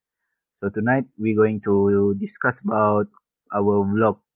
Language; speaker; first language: English; non-native, local second language; Malay